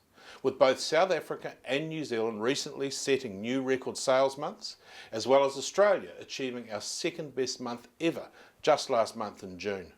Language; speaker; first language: English; native; English